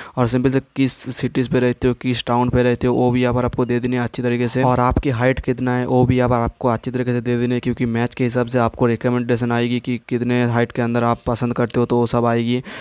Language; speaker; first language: Hindi; non-native, local second language; Bangla